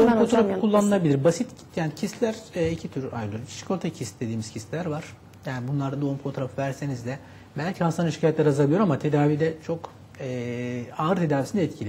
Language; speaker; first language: Turkish; native; Turkish